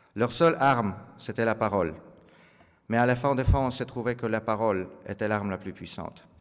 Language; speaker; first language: French; non-native, fluent; Russian